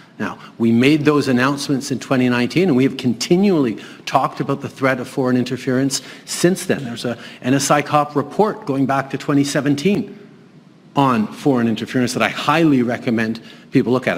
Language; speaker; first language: English; early bilingual, other home language; French